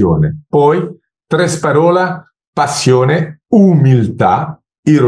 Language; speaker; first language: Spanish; non-native, learner; Italian